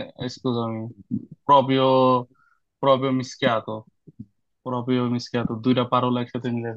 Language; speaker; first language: Italian; non-native, fluent; Bangla